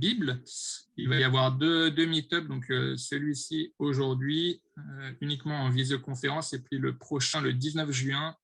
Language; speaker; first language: French; native; French